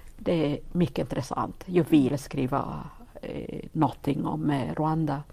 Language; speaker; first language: Swedish; non-native, fluent; Kinyarwanda